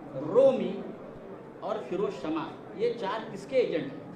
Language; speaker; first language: Hindi; non-native, local second language; Marathi